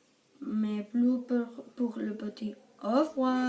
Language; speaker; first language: French; non-native, learner; Catalan